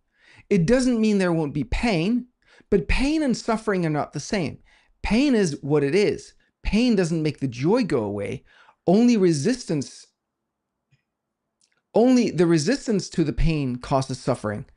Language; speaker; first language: English; non-native, fluent; Danish